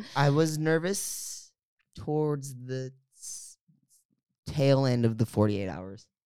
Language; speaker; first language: English; early bilingual, other home language; Filipino